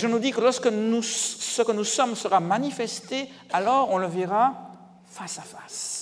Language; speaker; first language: French; native; French